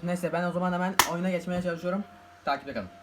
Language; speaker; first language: Turkish; native; Turkish